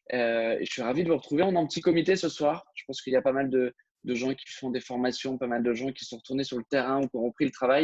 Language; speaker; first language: French; native; French